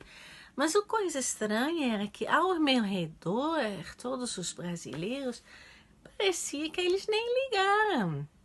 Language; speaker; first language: Portuguese; non-native, fluent; Dutch